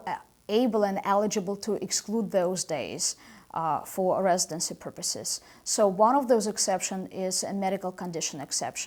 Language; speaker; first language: English; non-native, fluent; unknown